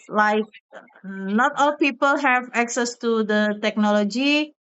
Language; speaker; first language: English; non-native, learner; Indonesian